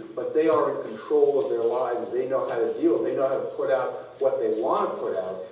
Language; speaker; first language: English; native; English